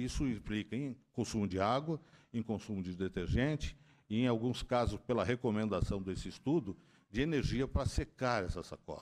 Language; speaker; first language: Portuguese; native; Portuguese